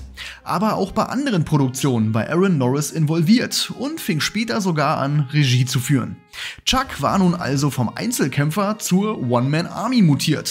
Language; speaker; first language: German; native; German